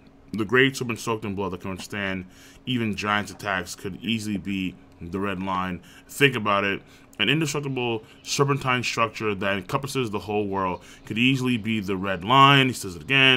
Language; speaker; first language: English; native; English